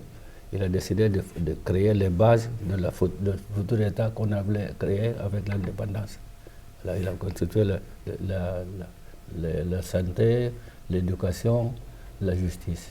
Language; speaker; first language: French; non-native, fluent; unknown